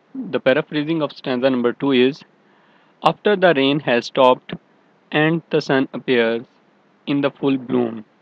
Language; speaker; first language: English; non-native, local second language; Urdu